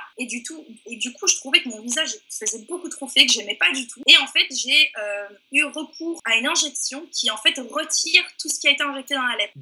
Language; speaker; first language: French; early bilingual, other home language; Persian